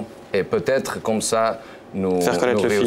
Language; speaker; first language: French; non-native, learner; Spanish